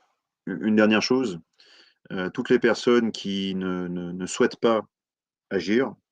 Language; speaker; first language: French; native; French